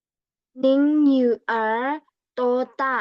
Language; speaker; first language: Chinese; non-native, learner; Burmese